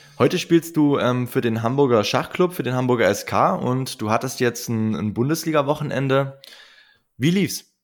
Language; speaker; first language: German; native; German